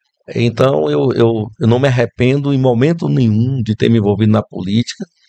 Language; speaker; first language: Portuguese; native; Portuguese